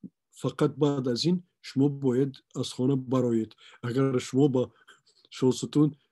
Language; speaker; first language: Persian; non-native, local second language; Shughni